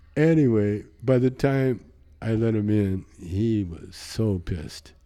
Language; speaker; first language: English; native; English